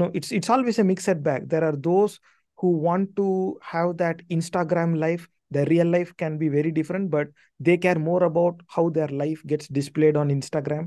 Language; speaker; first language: English; non-native, local second language; Tamil